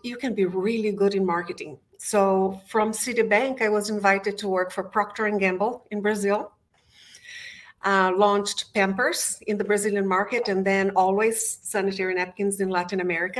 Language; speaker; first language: English; non-native, fluent; Portuguese